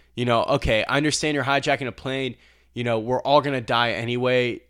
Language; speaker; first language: English; early bilingual, other home language; Albanian